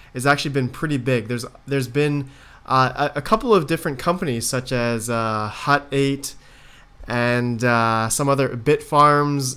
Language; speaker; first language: English; native; English